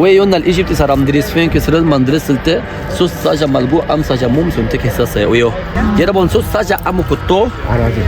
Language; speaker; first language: Korean; non-native, learner; Arabic